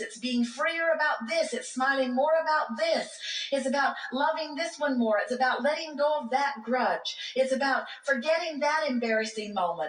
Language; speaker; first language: English; native; English